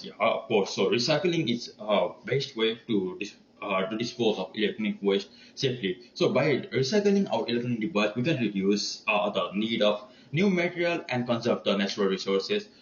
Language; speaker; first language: English; non-native, learner; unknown